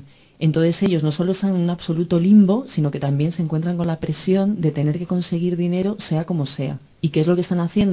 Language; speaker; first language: Spanish; native; Spanish